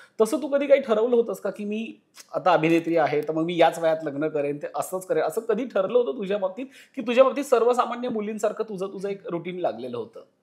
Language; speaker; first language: Marathi; native; Marathi